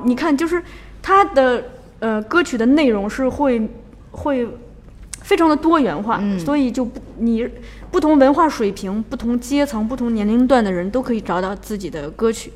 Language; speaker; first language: Chinese; native; Chinese